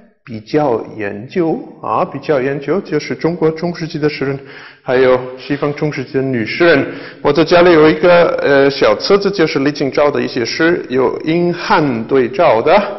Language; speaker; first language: Chinese; non-native, fluent; German